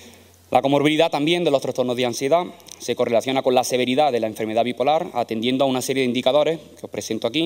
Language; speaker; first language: Spanish; native; Spanish